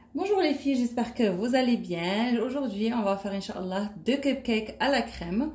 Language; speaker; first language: French; non-native, local second language; Arabic